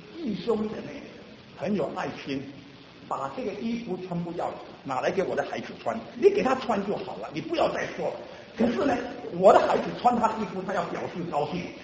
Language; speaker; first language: Chinese; native; Chinese